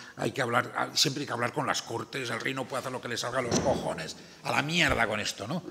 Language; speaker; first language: Spanish; native; Spanish